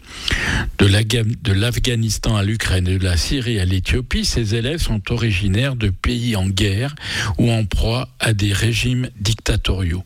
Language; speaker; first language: French; native; French